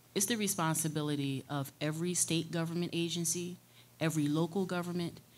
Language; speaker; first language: English; native; English